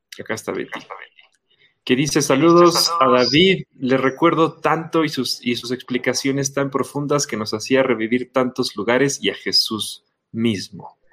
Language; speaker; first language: Spanish; native; Spanish